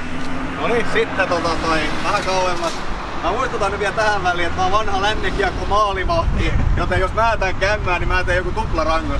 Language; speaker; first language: Finnish; native; Finnish